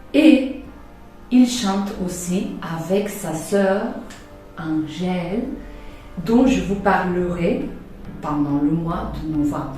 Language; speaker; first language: French; non-native, fluent; Spanish